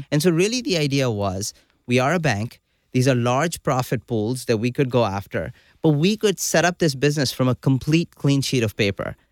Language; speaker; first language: English; non-native, local second language; Urdu